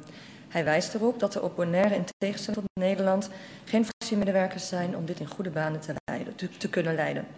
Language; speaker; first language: Dutch; native; Dutch